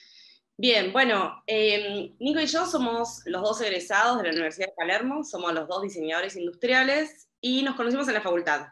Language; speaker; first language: Spanish; native; Spanish